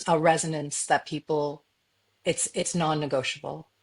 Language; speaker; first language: English; native; English